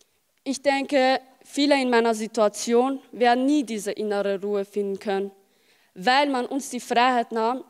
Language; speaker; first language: German; early bilingual, other home language; Albanian